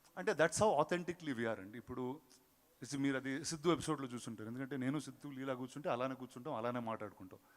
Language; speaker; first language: Telugu; native; Telugu